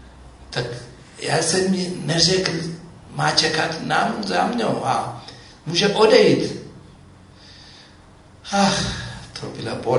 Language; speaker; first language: Czech; non-native, fluent; Amharic